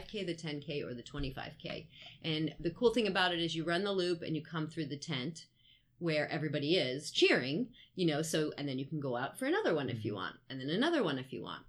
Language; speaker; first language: English; native; English